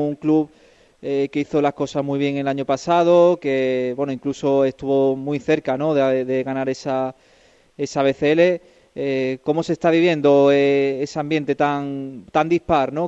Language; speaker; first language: Spanish; native; Spanish